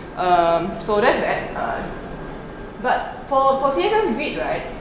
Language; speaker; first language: English; non-native, local second language; Min Nan Chinese